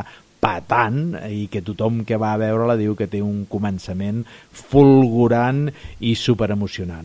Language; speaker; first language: Catalan; native; Catalan